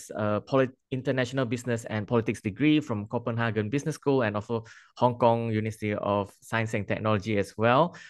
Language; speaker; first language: English; non-native, local second language; Chinese